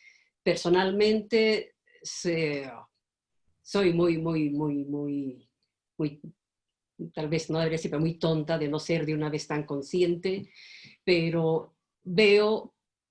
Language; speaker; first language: Spanish; native; Spanish